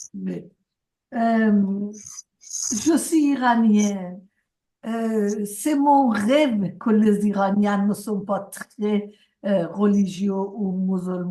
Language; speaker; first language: French; non-native, fluent; Persian